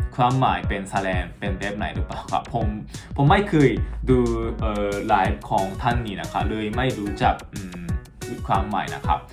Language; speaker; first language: Thai; non-native, fluent; Japanese